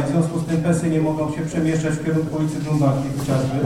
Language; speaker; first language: Polish; native; Polish